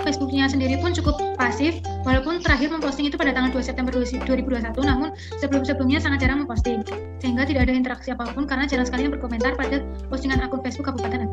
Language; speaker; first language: Indonesian; native; Indonesian